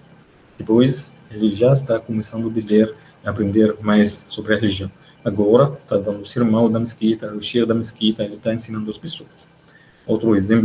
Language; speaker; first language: Portuguese; non-native, learner; Arabic